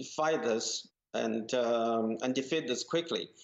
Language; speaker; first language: English; non-native, fluent; Chinese